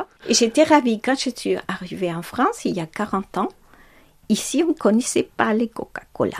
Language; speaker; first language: French; non-native, fluent; Spanish